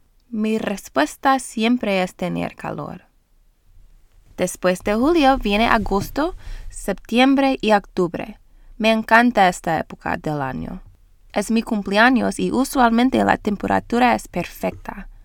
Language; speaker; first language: Spanish; non-native, learner; English